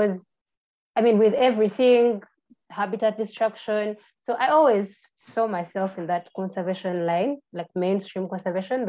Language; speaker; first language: English; non-native, local second language; Ganda